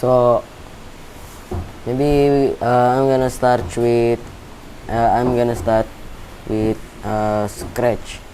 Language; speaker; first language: English; non-native, learner; Indonesian